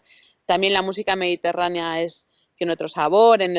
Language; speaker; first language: Spanish; native; Spanish